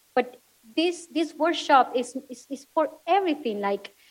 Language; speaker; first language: English; non-native, fluent; Spanish